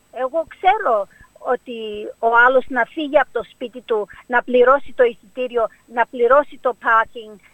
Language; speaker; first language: Greek; early bilingual, heritage; Greek